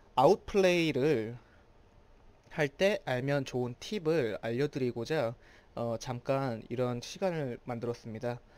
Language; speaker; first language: Korean; early bilingual, heritage; Korean